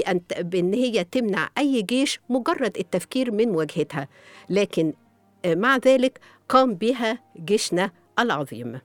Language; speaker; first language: Arabic; native; Arabic